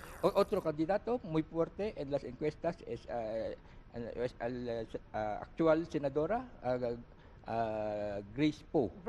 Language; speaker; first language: Spanish; non-native, learner; Filipino